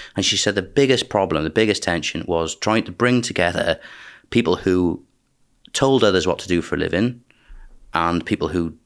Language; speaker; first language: English; native; English